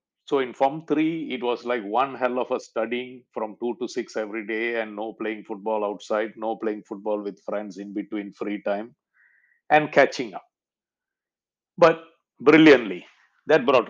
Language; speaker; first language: English; non-native, local second language; Malayalam